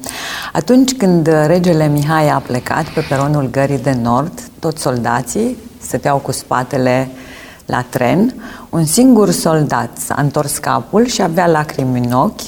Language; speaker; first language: Romanian; native; Romanian